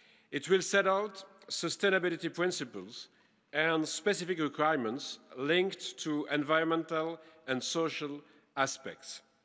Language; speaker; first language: English; non-native, fluent; French